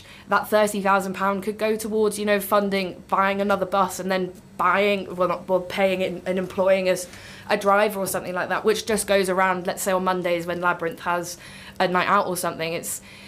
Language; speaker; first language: English; native; English